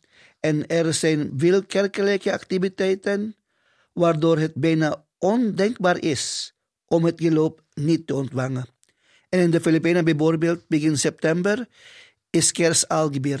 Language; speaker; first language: Dutch; non-native, fluent; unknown